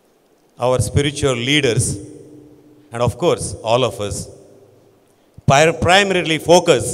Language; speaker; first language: English; non-native, local second language; Konkani